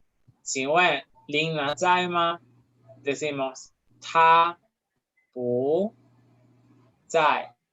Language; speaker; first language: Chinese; non-native, fluent; Spanish